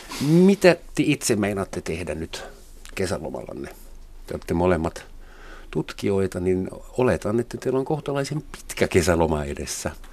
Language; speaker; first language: Finnish; non-native, fluent; German